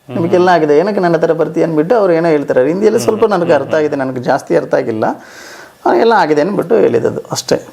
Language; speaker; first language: Kannada; non-native, local second language; Tamil